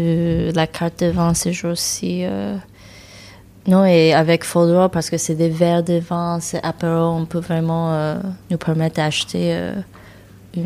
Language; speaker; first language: French; non-native, learner; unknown